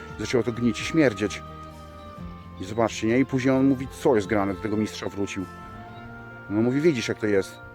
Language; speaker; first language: Polish; native; Polish